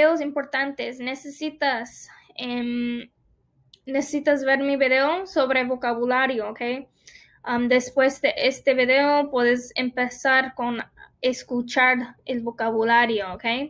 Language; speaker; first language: Spanish; non-native, fluent; English